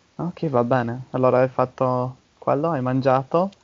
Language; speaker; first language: Italian; non-native, learner; English